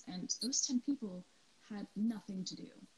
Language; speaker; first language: English; native; English